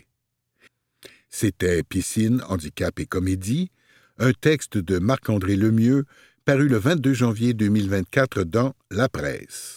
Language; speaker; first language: French; native; French